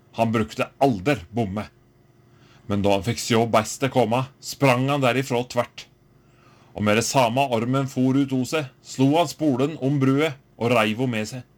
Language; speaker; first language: Norwegian; native; Norwegian